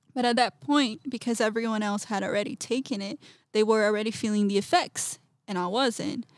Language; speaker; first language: English; non-native, fluent; Portuguese